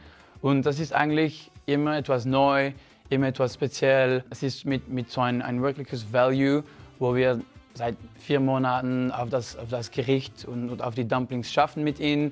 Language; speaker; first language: German; non-native, fluent; French